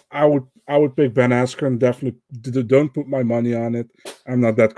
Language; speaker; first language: English; non-native, fluent; Dutch